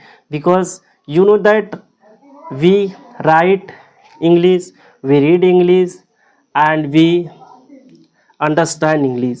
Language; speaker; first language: English; non-native, local second language; Hindi